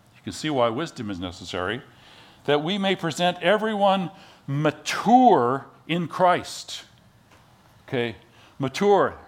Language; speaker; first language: English; native; English